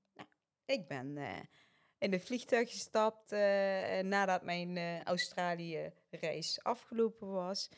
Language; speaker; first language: Dutch; early bilingual, other home language; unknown